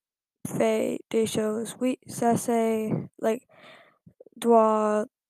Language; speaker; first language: French; non-native, learner; English